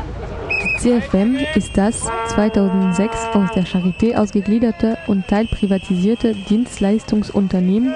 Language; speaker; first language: German; non-native, fluent; French